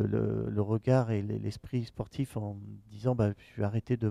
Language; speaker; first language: French; native; French